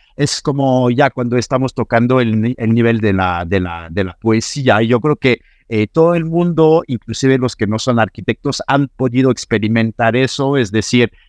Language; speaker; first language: Spanish; non-native, fluent; French